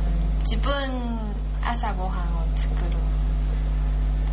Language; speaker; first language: Japanese; non-native, learner; Chinese